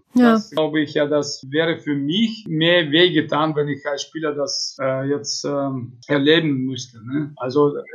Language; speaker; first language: German; non-native, fluent; Russian